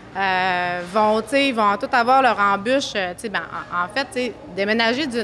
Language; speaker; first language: French; native; French